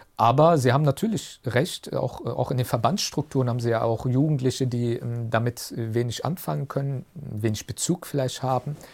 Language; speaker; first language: German; early bilingual, other home language; Turkish